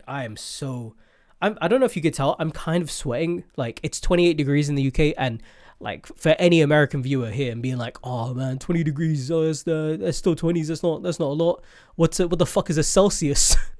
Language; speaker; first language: English; native; English